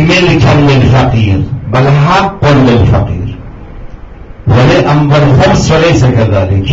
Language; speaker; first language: Arabic; non-native, fluent; Persian